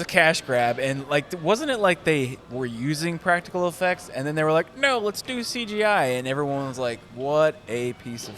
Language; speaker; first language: English; native; English